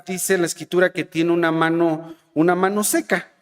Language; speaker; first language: Spanish; native; Spanish